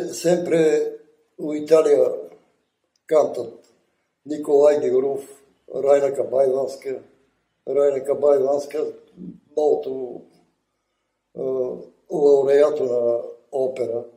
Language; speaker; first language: Italian; non-native, learner; Bulgarian